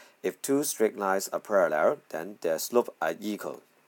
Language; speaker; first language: English; non-native, local second language; Cantonese